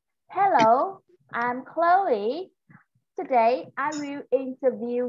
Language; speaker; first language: English; non-native, fluent; Vietnamese